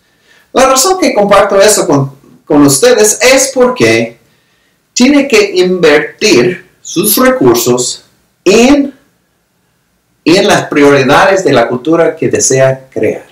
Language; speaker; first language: Spanish; non-native, fluent; English